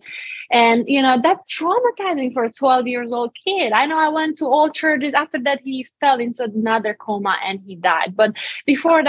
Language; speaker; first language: English; non-native, fluent; Romanian